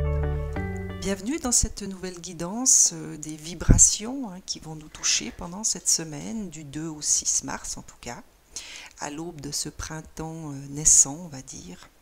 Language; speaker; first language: French; native; French